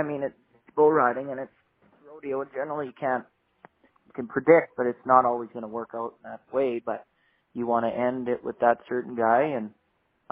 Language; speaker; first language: English; native; English